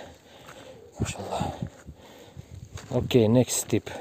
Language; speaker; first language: English; non-native, learner; Russian